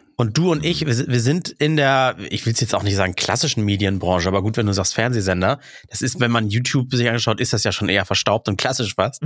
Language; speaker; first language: German; native; German